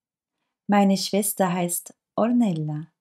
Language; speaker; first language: German; non-native, fluent; Turkish